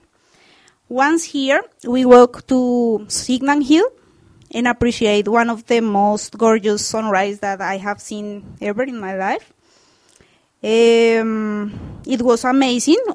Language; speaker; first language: English; non-native, fluent; Spanish